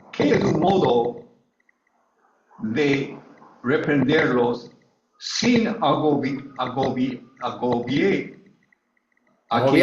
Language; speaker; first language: Spanish; non-native, learner; English